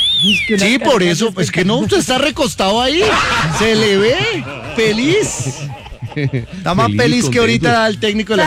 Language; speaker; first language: Spanish; native; Spanish